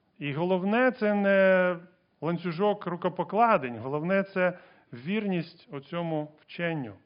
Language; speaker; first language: Ukrainian; non-native, local second language; Russian